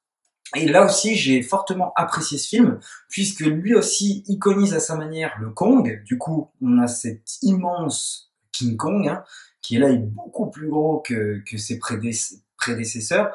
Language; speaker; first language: French; native; French